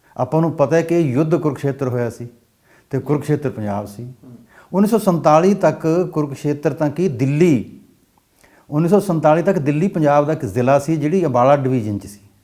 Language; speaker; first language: Punjabi; non-native, local second language; Haryanvi